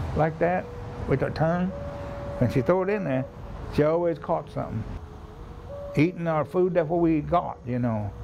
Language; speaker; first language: English; native; English